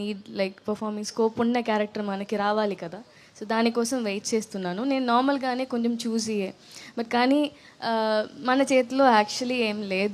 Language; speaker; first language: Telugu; non-native, fluent; Tamil